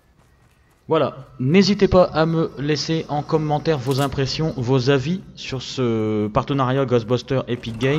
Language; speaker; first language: French; native; French